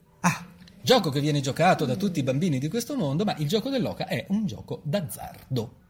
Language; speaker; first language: Italian; native; Italian